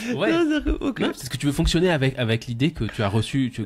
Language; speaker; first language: French; native; French